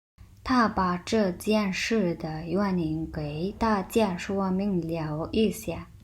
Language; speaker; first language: Chinese; non-native, fluent; Mongolian